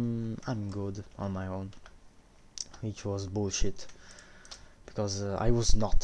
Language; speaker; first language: English; non-native, fluent; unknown